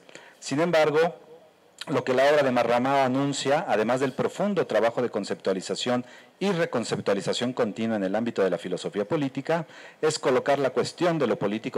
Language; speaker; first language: Spanish; native; Spanish